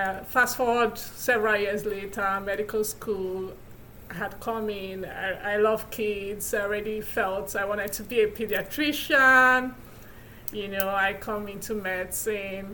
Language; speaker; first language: English; non-native, local second language; Igbo